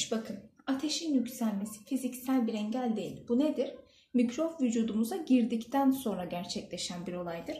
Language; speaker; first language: Turkish; native; Turkish